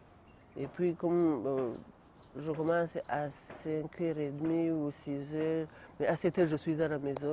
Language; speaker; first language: French; non-native, local second language; Kinyarwanda